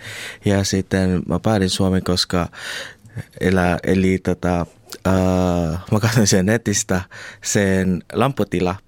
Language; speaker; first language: Finnish; non-native, learner; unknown